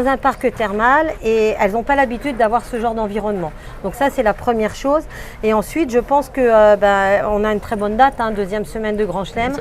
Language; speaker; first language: French; native; French